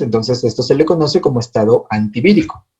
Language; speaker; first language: Spanish; native; Spanish